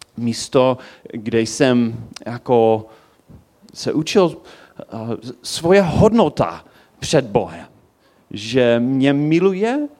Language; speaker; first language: Czech; non-native, learner; English